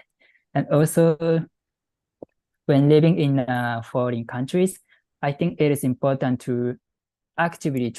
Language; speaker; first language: English; non-native, fluent; Japanese